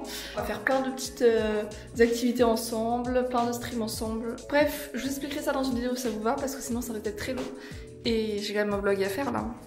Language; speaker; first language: French; native; French